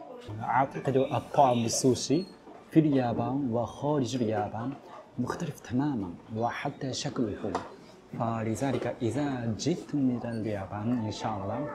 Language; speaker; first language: Arabic; non-native, fluent; Japanese